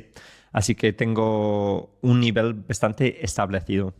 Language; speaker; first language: Spanish; non-native, fluent; English